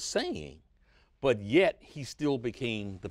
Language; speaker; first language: English; native; English